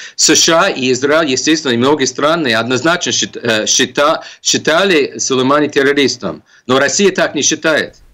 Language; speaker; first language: Russian; non-native, fluent; English